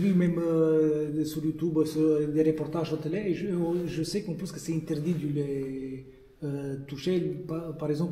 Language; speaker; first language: French; non-native, fluent; Romanian